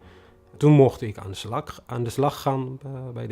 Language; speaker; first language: Dutch; non-native, fluent; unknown